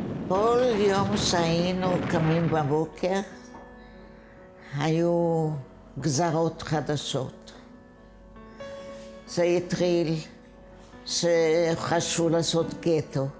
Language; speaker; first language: Hebrew; non-native, fluent; Yiddish